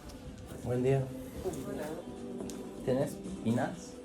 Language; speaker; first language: Spanish; non-native, learner; English